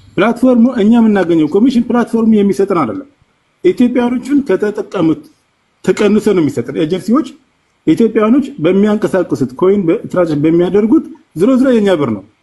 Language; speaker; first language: Amharic; non-native, local second language; Afar